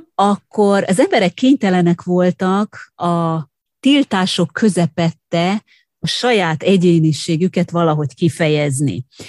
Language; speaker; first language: Hungarian; native; Hungarian